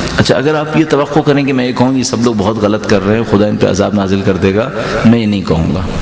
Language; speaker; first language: Urdu; native; Urdu